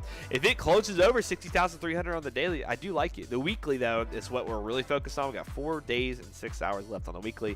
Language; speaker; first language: English; native; English